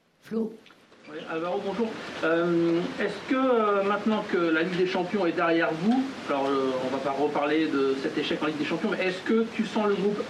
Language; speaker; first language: French; native; French